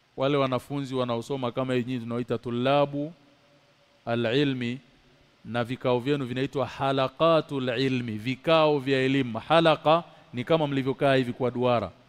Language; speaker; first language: Swahili; native; Swahili